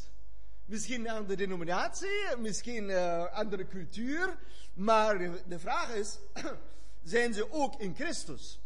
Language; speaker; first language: Dutch; non-native, fluent; German